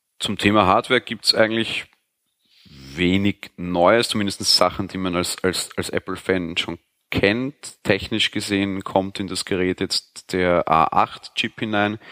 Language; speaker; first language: German; native; German